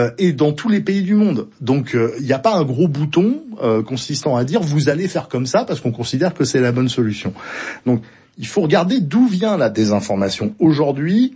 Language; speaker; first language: French; native; French